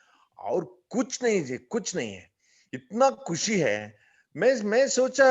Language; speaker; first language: Hindi; non-native, learner; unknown